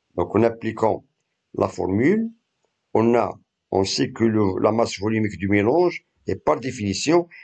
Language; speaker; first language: French; non-native, local second language; Arabic